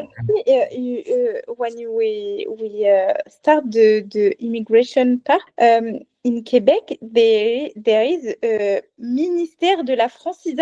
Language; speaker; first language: English; non-native, learner; French